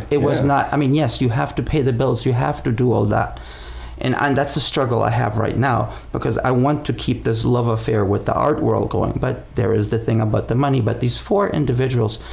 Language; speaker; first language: English; non-native, fluent; Spanish